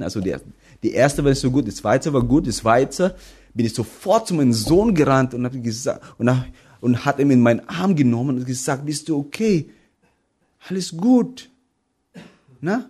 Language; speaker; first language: German; non-native, fluent; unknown